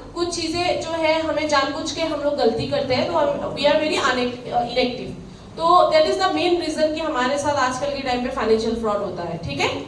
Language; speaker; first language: Hindi; non-native, local second language; Assamese